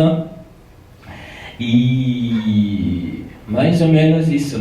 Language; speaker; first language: Portuguese; non-native, fluent; Tamasheq